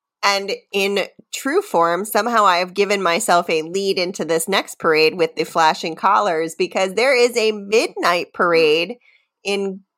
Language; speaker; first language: English; native; English